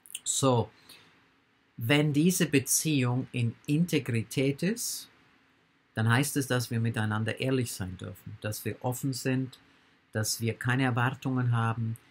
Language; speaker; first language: German; non-native, fluent; English